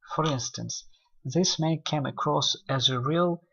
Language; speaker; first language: English; non-native, fluent; Russian